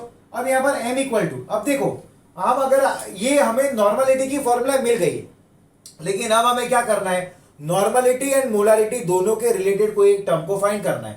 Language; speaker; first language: Hindi; non-native, local second language; Gujarati